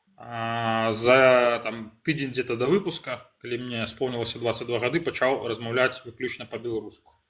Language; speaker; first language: Belarusian; non-native, local second language; Russian